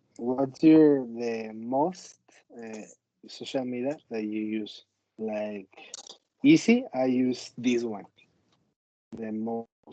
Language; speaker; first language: English; non-native, learner; Spanish